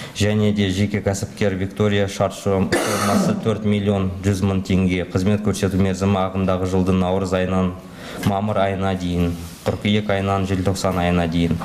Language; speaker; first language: Kazakh; native; Kazakh